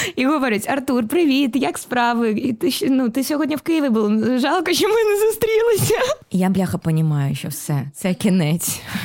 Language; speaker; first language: Ukrainian; non-native, local second language; Russian